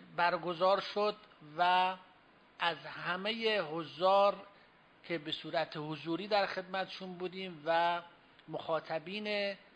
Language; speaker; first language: Persian; native; Persian